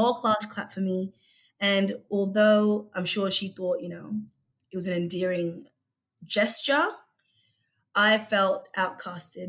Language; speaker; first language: English; early bilingual, other home language; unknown